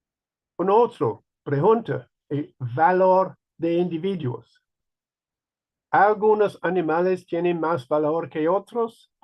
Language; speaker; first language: Spanish; non-native, learner; English